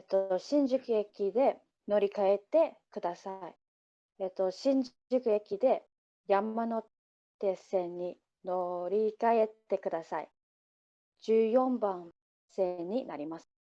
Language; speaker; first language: Japanese; non-native, learner; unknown